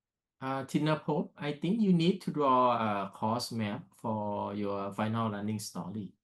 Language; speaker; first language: English; non-native, learner; Thai